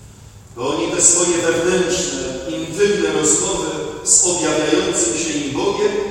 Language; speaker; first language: Polish; native; Polish